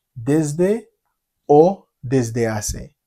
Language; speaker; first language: Spanish; non-native, fluent; Haitian Creole